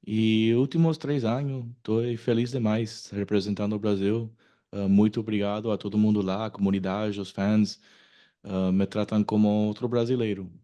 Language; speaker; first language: Portuguese; non-native, learner; English